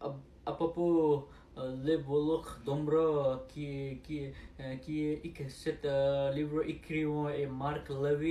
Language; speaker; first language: French; non-native, learner; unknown